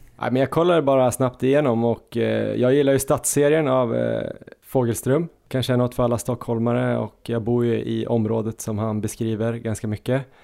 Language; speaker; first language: Swedish; native; Swedish